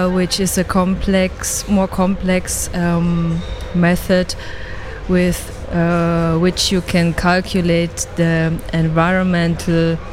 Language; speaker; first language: English; non-native, fluent; German